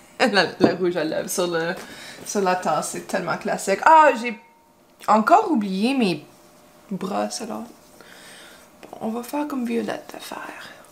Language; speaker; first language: French; non-native, local second language; English